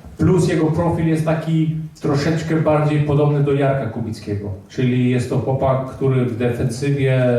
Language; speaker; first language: Polish; early bilingual, heritage; Polish